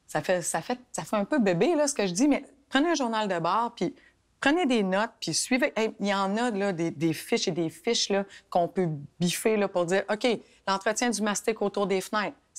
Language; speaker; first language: French; native; French